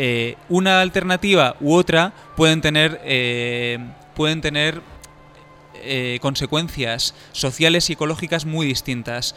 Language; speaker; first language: Spanish; native; Spanish